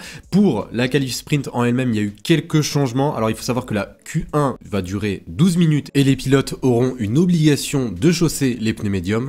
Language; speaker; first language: French; native; French